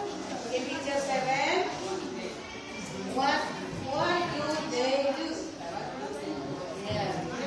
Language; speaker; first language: English; non-native, learner; Indonesian